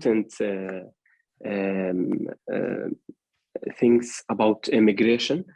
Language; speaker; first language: English; non-native, learner; Arabic